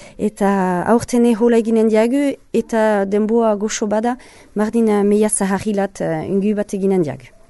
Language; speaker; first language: Basque; native; Basque